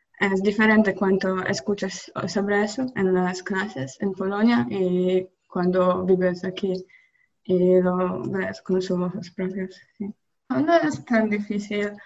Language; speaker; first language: Spanish; non-native, learner; Polish